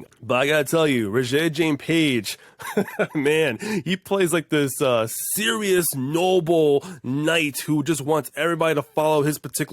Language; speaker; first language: English; native; English